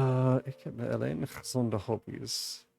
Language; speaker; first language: Dutch; non-native, learner; English